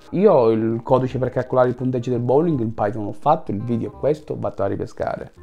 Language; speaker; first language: Italian; native; Italian